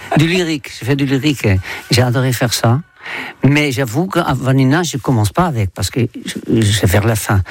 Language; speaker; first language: French; non-native, fluent; Dutch